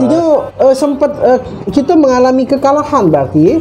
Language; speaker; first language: Indonesian; native; Indonesian